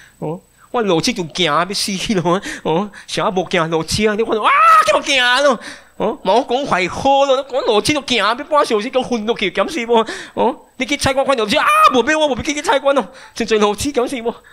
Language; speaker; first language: English; non-native, local second language; Min Nan Chinese